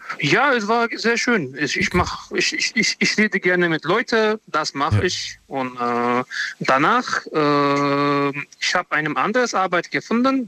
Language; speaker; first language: German; non-native, learner; Romanian